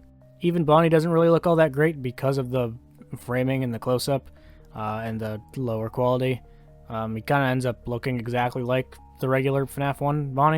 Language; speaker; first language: English; native; English